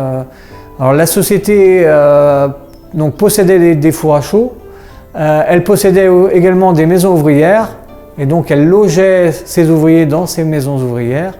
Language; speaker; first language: French; native; French